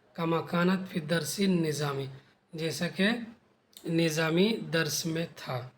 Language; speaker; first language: Urdu; native; Urdu